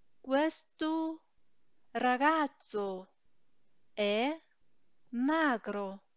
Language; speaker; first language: Italian; non-native, fluent; Chinese